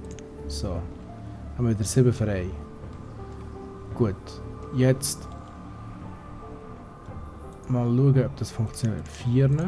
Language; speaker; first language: German; native; German